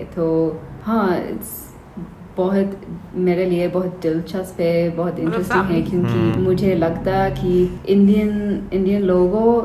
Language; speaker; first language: Hindi; non-native, learner; English